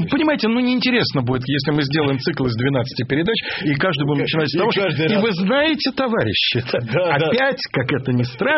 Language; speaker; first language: Russian; native; Russian